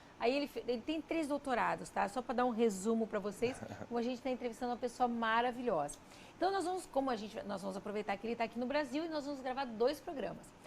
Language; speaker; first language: Portuguese; native; Portuguese